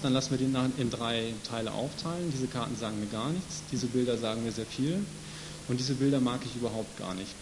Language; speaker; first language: German; native; German